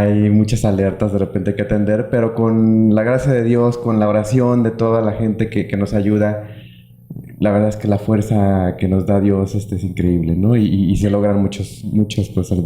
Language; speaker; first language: Spanish; native; Spanish